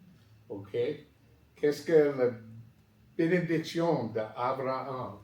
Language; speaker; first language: French; non-native, learner; English